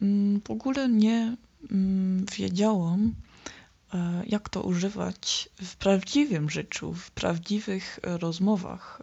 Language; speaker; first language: Polish; non-native, learner; Dutch